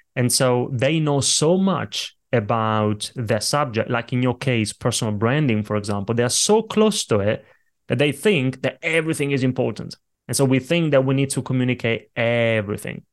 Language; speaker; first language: English; non-native, fluent; Italian